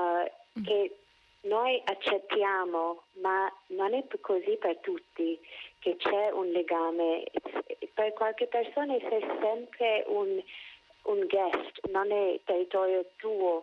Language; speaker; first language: Italian; non-native, fluent; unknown